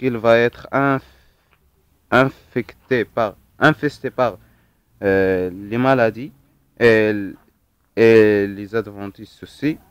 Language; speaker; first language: French; non-native, local second language; Arabic